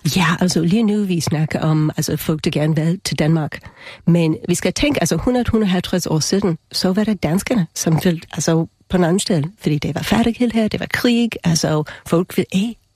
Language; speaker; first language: Danish; non-native, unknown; English